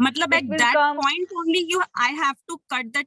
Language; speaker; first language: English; non-native, local second language; Hindi